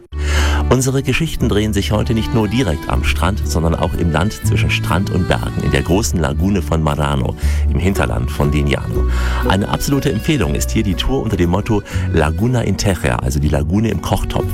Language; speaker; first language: German; native; German